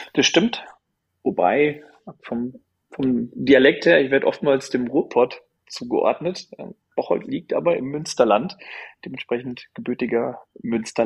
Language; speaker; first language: German; native; German